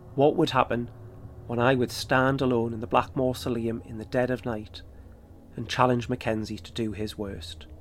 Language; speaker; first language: English; native; English